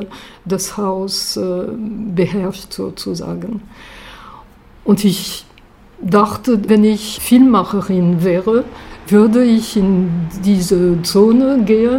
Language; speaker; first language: German; non-native, fluent; French